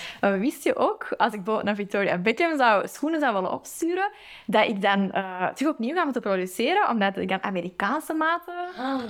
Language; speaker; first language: Dutch; native; Dutch